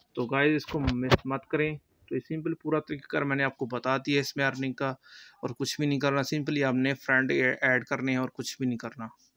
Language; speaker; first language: Urdu; native; Urdu